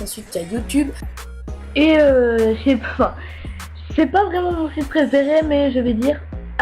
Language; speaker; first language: French; native; French